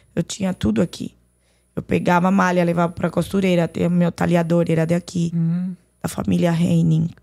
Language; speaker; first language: Portuguese; non-native, fluent; Arabic